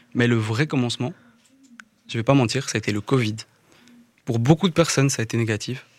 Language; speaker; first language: French; native; French